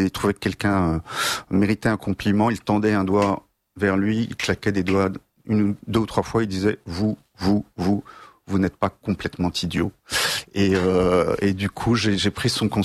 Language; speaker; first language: French; native; French